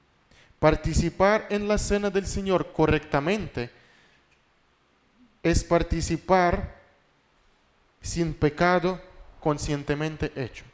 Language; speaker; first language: Spanish; non-native, fluent; Russian